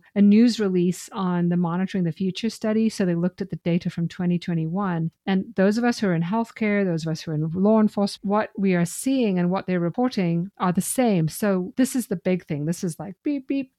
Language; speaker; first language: English; native; English